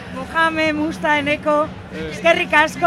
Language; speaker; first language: Spanish; native; Spanish